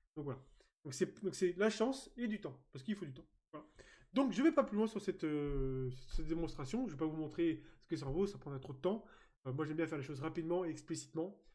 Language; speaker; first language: French; native; French